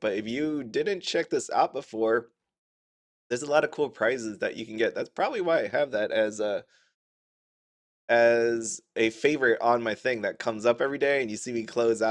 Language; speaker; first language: English; native; English